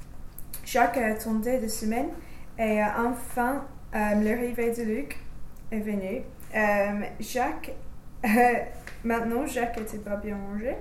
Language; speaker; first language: French; non-native, learner; English